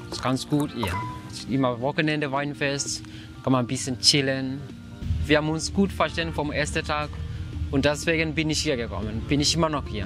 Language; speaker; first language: German; non-native, learner; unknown